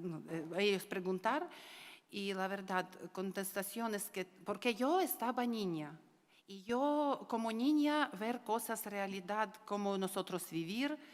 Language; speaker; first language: Spanish; non-native, learner; Ukrainian